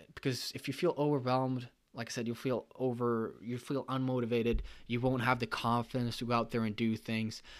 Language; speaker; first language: English; non-native, fluent; Swedish